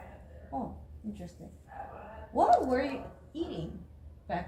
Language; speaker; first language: English; non-native, fluent; Japanese